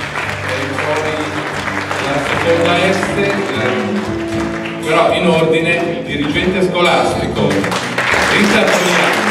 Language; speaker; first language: Italian; native; Italian